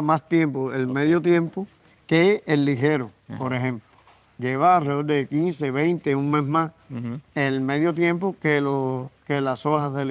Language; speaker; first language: Spanish; native; Spanish